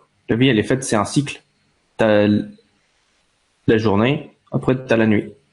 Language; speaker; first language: French; native; French